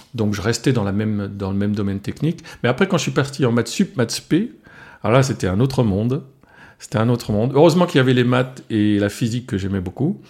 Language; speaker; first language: French; non-native, local second language; Swiss German